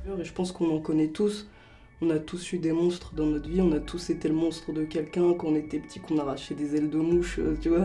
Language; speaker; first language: French; native; French